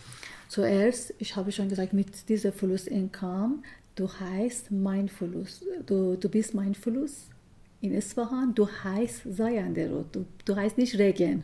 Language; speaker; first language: German; non-native, learner; Persian